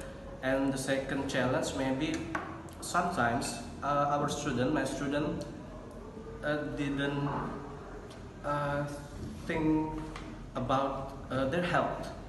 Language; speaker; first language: English; non-native, learner; Indonesian